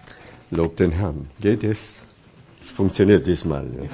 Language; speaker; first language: German; non-native, fluent; Chinese